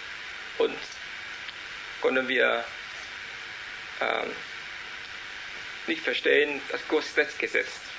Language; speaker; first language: German; non-native, learner; Vietnamese